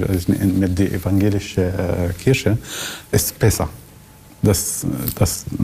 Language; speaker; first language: German; non-native, learner; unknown